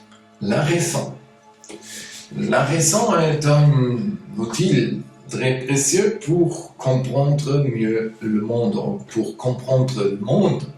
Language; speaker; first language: French; non-native, fluent; German